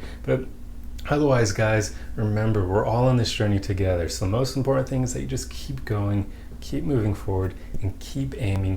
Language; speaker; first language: English; native; English